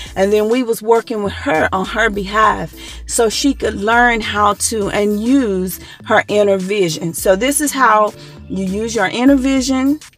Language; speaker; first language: English; native; English